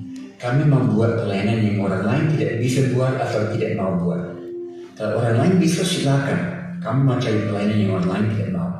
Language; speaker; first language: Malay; non-native, fluent; English